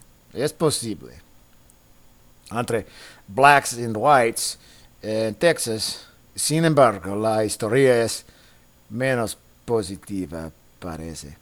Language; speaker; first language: Spanish; non-native, fluent; English